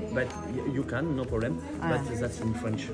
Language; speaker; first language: English; non-native, fluent; French